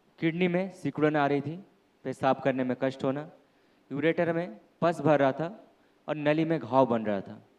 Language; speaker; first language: Hindi; native; Hindi